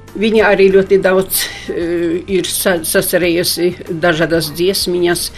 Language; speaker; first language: Latvian; non-native, local second language; Polish